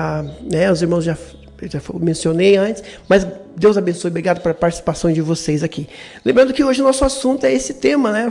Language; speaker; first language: Portuguese; native; Portuguese